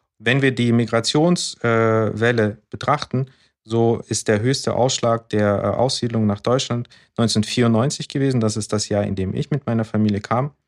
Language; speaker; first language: German; early bilingual, other home language; Russian